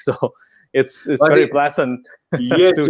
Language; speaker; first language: English; non-native, fluent; Indonesian